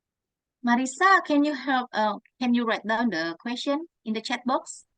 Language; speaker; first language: English; non-native, fluent; Indonesian